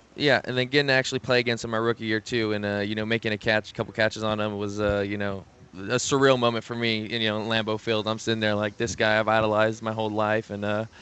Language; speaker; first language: English; native; English